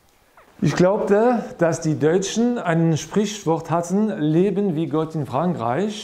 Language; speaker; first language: German; non-native, fluent; French